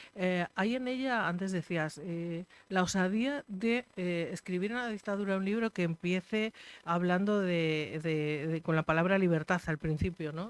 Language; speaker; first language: Spanish; native; Spanish